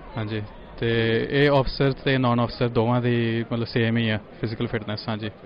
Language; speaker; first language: Punjabi; early bilingual, heritage; Punjabi